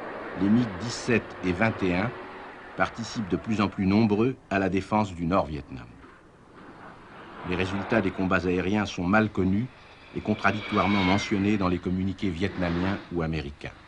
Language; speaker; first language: French; native; French